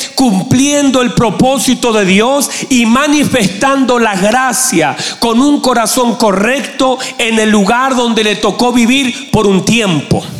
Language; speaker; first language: Spanish; native; Spanish